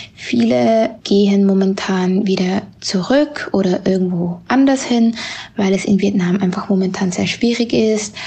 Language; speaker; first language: German; native; German